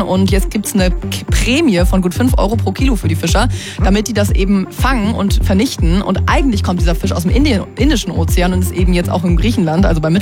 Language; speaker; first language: German; native; German